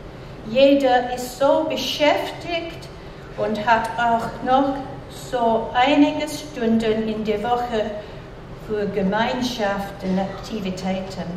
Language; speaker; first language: German; non-native, learner; English